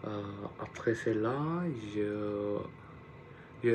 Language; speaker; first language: French; non-native, learner; Punjabi